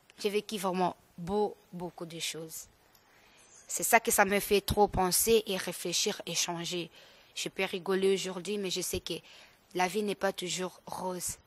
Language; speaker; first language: French; non-native, local second language; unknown